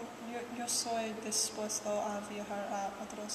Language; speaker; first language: Spanish; non-native, learner; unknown